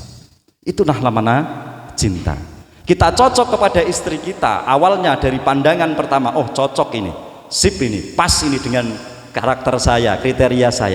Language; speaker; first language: Indonesian; non-native, local second language; Javanese